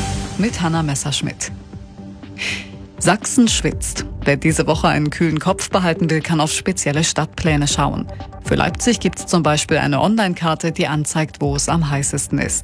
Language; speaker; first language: German; native; German